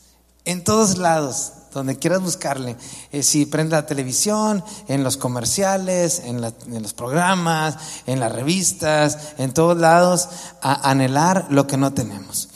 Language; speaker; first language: Spanish; native; Spanish